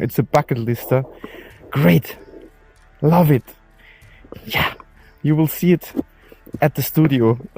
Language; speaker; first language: English; non-native, learner; German